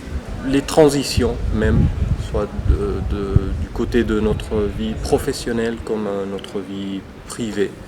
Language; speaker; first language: French; non-native, fluent; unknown